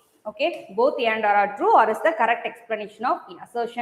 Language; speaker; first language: English; non-native, local second language; Tamil